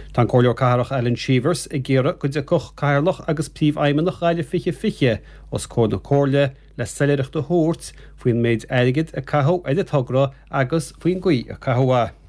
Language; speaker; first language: Irish; native; Irish